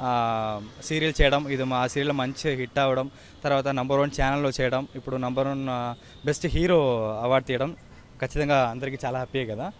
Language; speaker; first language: Telugu; early bilingual, heritage; Tamil